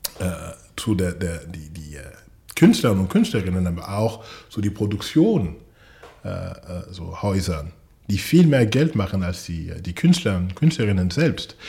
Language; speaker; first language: German; non-native, fluent; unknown